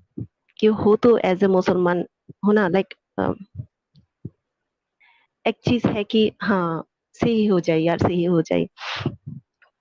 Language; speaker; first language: Hindi; non-native, fluent; Bangla